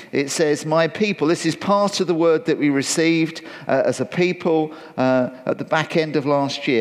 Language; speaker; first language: English; native; English